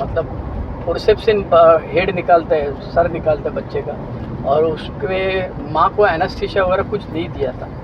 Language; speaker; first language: Hindi; non-native, local second language; Marathi